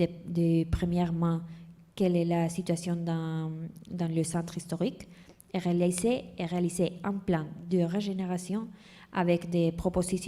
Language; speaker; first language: French; non-native, fluent; Spanish